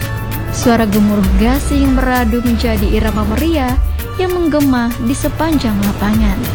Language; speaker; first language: Indonesian; native; Indonesian